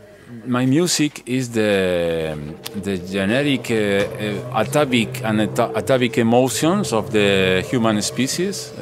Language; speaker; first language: English; non-native, learner; Spanish